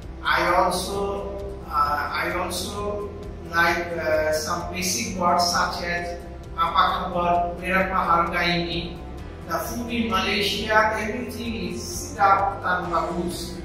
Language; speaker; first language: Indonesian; non-native, learner; Bangla